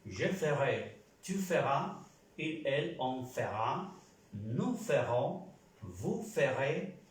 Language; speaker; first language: French; non-native, fluent; Spanish